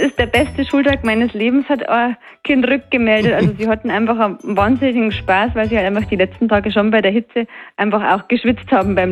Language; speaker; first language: German; native; German